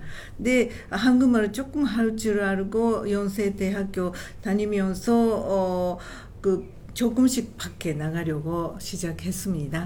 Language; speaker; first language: Korean; non-native, learner; Japanese